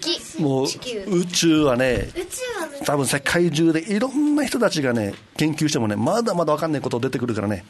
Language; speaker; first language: Japanese; native; Japanese